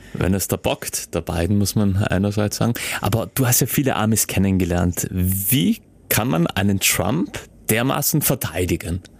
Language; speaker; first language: German; native; German